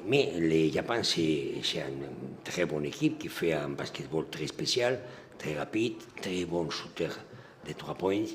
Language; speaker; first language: French; non-native, learner; Spanish